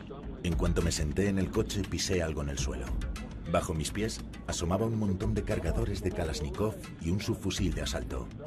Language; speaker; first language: Spanish; native; Spanish